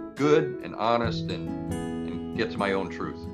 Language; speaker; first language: English; native; English